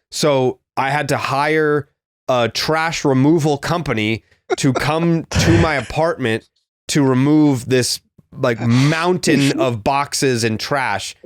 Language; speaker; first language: English; native; English